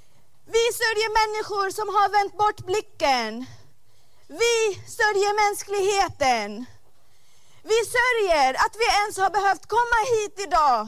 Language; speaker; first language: Swedish; non-native, fluent; Arabic